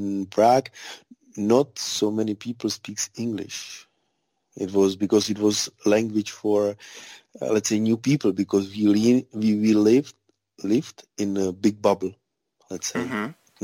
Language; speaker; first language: English; non-native, fluent; Czech